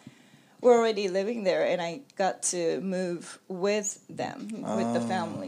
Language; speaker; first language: English; non-native, fluent; Japanese